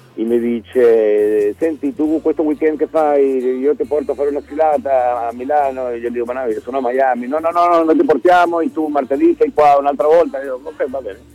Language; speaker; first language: Italian; non-native, fluent; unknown